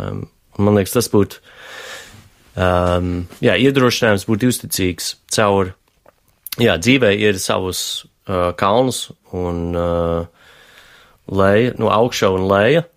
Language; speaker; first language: Latvian; non-native, fluent; English